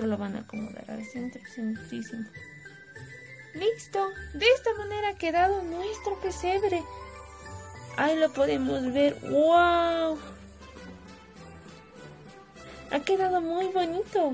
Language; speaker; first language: Spanish; native; Spanish